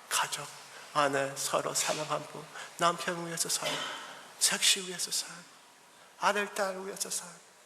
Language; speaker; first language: Korean; early bilingual, heritage; Korean